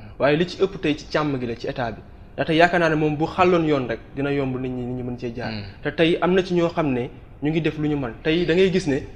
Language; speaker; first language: Wolof; non-native, local second language; Bambara